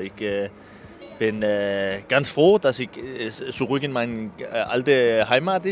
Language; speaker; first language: German; non-native, fluent; Danish